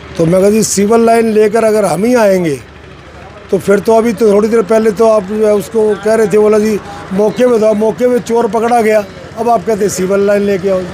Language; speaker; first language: Hindi; native; Hindi